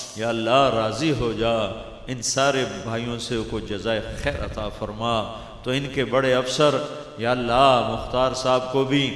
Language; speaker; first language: Urdu; non-native, local second language; Punjabi